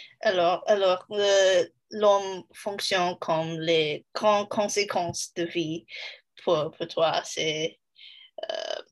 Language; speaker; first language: French; non-native, learner; English